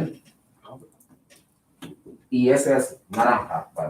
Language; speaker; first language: Spanish; non-native, fluent; English